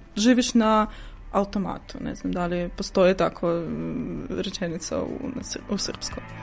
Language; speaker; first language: Serbian; non-native, fluent; Russian